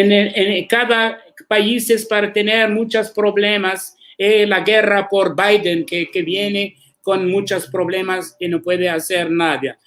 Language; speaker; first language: Spanish; non-native, learner; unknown